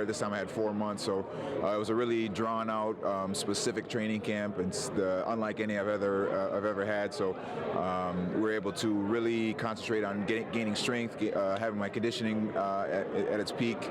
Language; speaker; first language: English; native; English